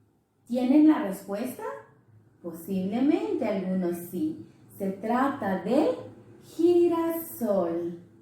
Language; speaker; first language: Spanish; non-native, local second language; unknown